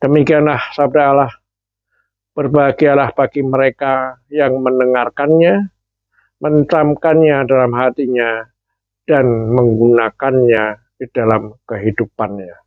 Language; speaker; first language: Indonesian; native; Indonesian